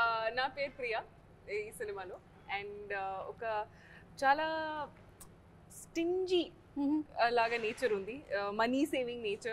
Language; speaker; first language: Telugu; non-native, learner; Hindi